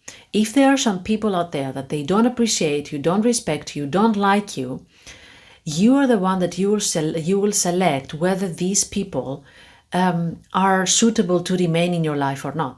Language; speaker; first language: English; non-native, fluent; Greek